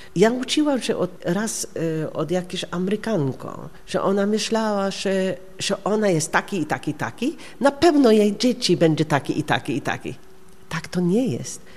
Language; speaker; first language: Polish; non-native, learner; Norwegian